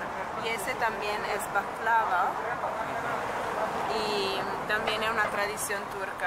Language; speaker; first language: Spanish; non-native, fluent; Italian